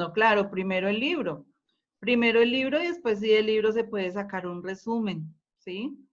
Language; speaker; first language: Spanish; native; Spanish